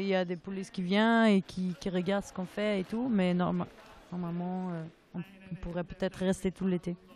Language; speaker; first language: French; non-native, fluent; German